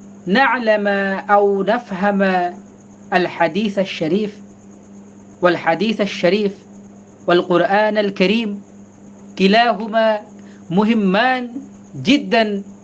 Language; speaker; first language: Arabic; non-native, fluent; Bangla